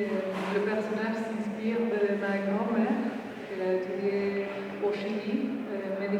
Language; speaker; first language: French; non-native, fluent; Spanish